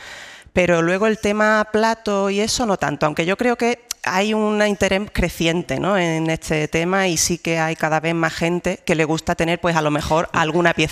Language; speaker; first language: Spanish; native; Spanish